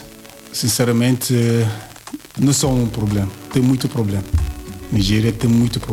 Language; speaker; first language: Portuguese; non-native, learner; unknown